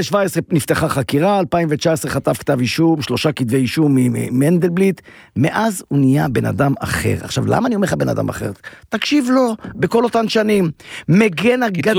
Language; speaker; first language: Hebrew; native; Hebrew